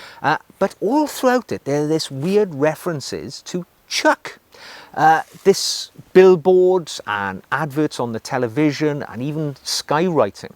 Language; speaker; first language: English; native; English